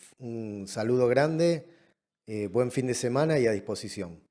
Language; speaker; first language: Spanish; native; Spanish